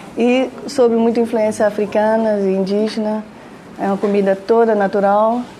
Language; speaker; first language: Portuguese; native; Portuguese